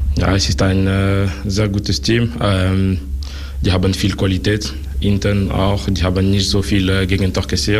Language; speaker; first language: German; non-native, local second language; French